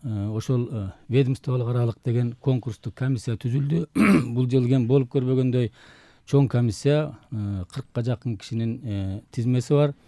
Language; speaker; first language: Kyrgyz; native; Kyrgyz